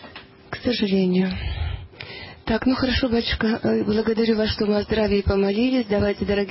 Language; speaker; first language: Russian; native; Russian